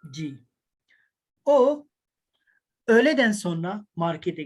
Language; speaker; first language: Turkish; non-native, learner; Urdu